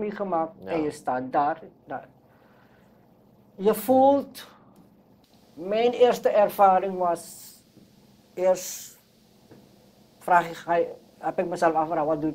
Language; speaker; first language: Dutch; non-native, local second language; Sranan Tongo